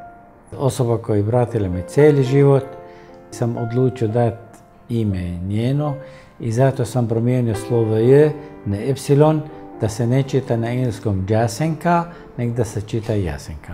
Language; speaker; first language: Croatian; non-native, fluent; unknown